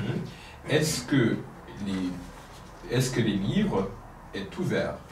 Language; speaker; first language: French; non-native, local second language; Kinyarwanda